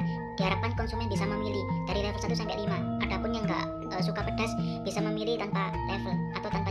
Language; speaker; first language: Indonesian; native; Indonesian